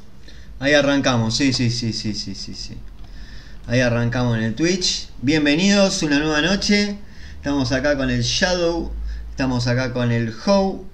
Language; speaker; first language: Spanish; native; Spanish